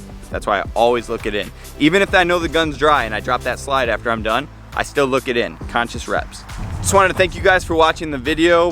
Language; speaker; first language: English; native; English